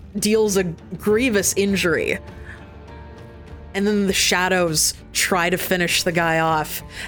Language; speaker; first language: English; native; English